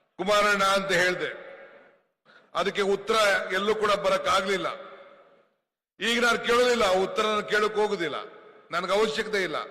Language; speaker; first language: Kannada; native; Kannada